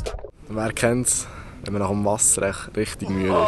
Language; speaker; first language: German; native; German